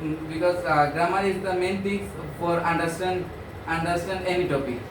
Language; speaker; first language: English; non-native, learner; Bangla